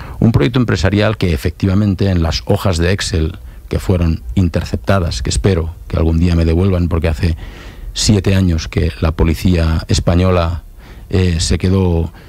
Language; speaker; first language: Spanish; non-native, local second language; Catalan